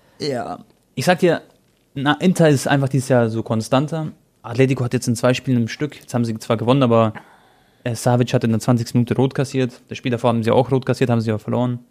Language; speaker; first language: German; early bilingual, other home language; Croatian